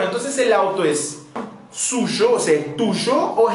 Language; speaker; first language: Spanish; non-native, fluent; Portuguese